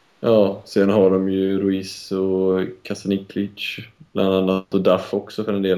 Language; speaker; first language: Swedish; native; Swedish